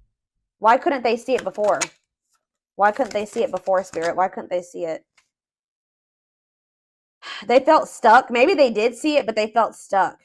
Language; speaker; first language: English; native; English